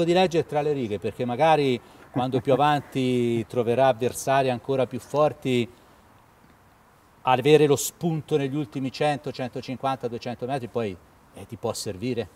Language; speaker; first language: Italian; native; Italian